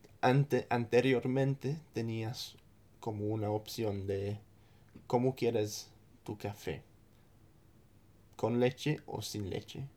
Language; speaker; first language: Spanish; non-native, fluent; English